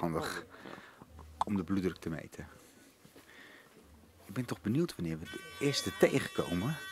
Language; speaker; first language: Dutch; native; Dutch